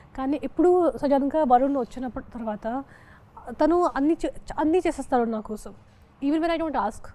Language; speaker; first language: Telugu; non-native, local second language; Hindi